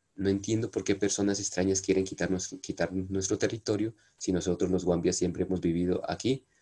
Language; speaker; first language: Spanish; non-native, local second language; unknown